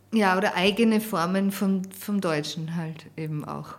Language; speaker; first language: German; native; German